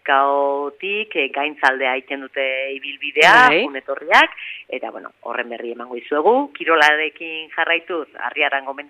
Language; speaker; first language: Basque; native; Basque